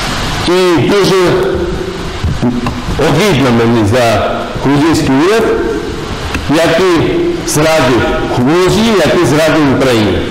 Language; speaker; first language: Ukrainian; non-native, fluent; Georgian